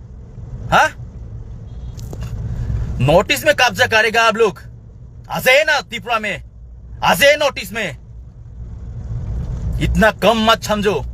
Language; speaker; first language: Hindi; non-native, local second language; Kok Borok